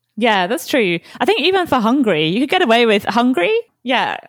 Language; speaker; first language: English; native; English